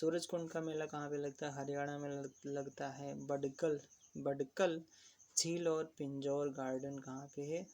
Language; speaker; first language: Hindi; native; Hindi